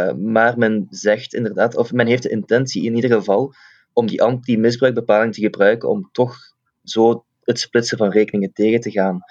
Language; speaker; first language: Dutch; native; Dutch